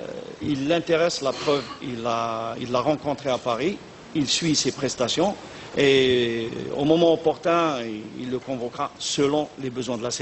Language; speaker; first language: French; non-native, local second language; Arabic